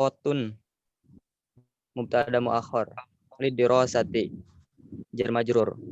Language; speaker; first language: Arabic; non-native, learner; Indonesian